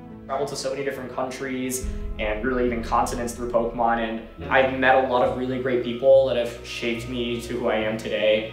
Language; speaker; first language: English; native; English